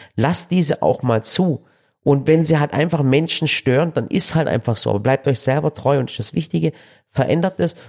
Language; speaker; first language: German; early bilingual, other home language; Turkish